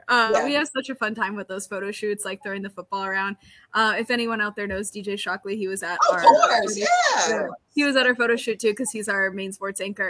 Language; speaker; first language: English; native; English